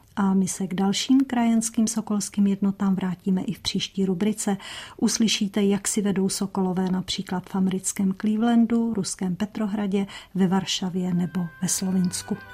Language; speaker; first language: Czech; native; Czech